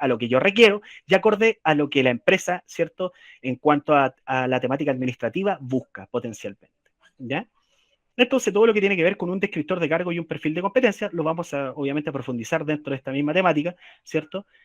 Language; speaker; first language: Spanish; native; Spanish